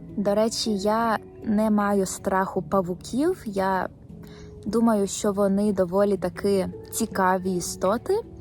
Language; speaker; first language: Ukrainian; native; Ukrainian